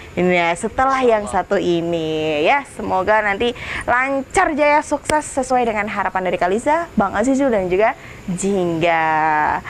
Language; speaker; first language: Indonesian; native; Indonesian